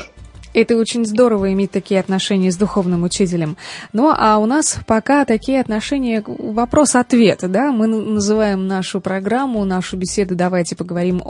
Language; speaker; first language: Russian; native; Russian